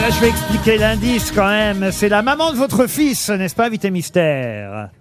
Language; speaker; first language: French; native; French